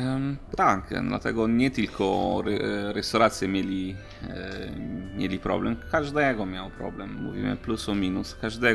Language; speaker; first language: Polish; non-native, learner; Italian